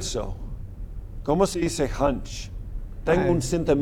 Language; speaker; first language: Spanish; non-native, fluent; English